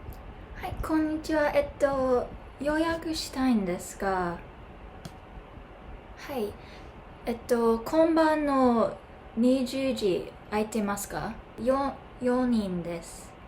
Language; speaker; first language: Japanese; non-native, fluent; English